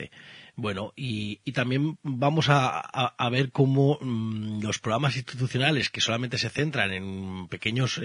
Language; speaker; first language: Spanish; native; Spanish